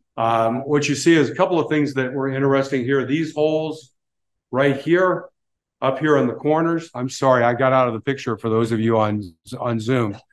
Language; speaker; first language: English; native; English